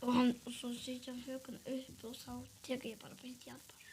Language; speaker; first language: Icelandic; early bilingual, other home language; Portuguese